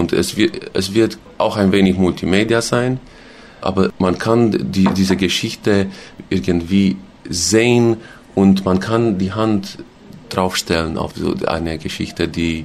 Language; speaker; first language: German; non-native, local second language; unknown